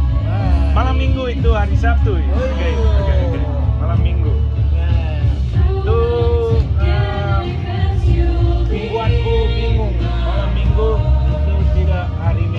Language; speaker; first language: Indonesian; non-native, learner; English